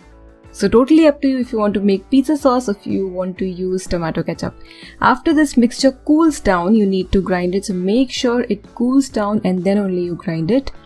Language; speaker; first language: English; non-native, local second language; Hindi